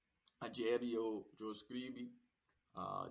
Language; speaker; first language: Spanish; non-native, learner; English